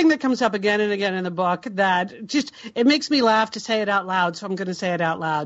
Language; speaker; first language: English; native; English